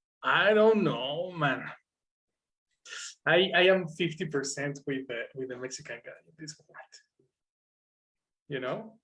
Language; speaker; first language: English; non-native, fluent; Spanish